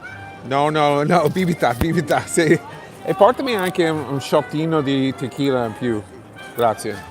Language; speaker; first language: Italian; non-native, fluent; English